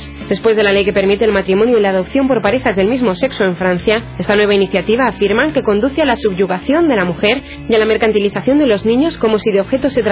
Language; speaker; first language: Spanish; native; Spanish